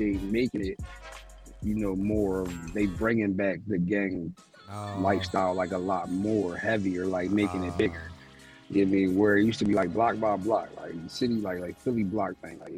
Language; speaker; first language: English; native; English